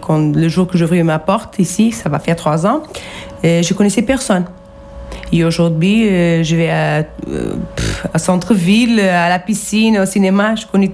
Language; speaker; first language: French; non-native, fluent; Portuguese